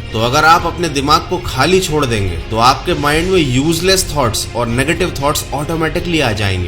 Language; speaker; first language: Hindi; native; Hindi